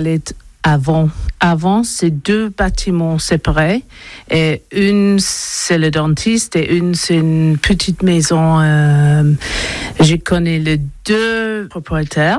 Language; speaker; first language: French; non-native, learner; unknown